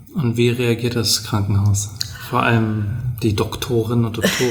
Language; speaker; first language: German; native; German